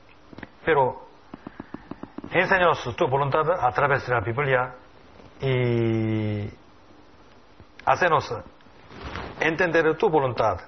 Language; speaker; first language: Spanish; non-native, learner; Korean